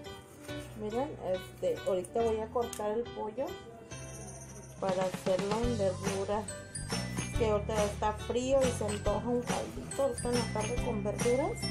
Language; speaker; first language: Spanish; native; Spanish